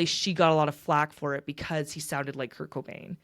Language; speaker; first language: English; native; English